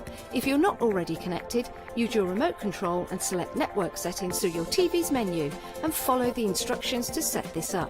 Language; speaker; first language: English; native; English